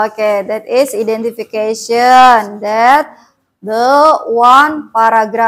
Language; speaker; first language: English; non-native, learner; Indonesian